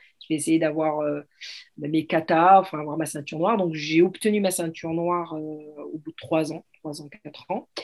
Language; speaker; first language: French; early bilingual, other home language; Arabic